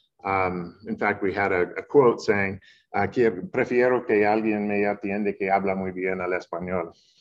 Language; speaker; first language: Spanish; non-native, fluent; English